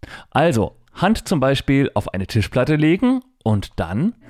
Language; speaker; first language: German; native; German